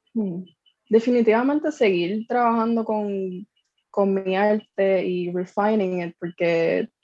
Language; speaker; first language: Spanish; native; Spanish